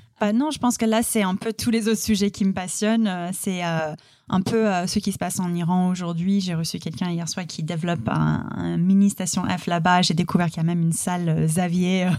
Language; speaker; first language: French; non-native, fluent; English